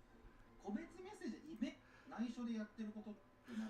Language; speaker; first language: Japanese; native; Japanese